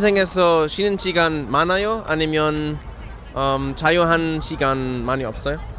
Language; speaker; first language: Korean; non-native, learner; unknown